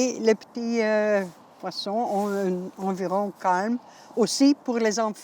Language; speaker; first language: French; non-native, local second language; Dutch